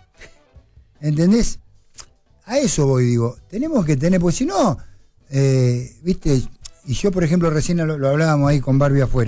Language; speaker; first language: Spanish; native; Spanish